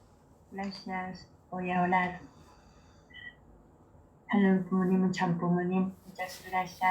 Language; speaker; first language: Spanish; non-native, learner; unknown